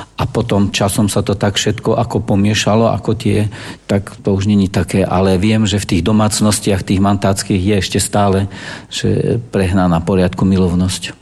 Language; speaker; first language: Slovak; non-native, local second language; German